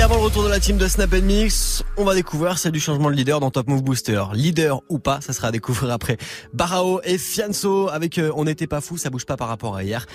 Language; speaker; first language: French; native; French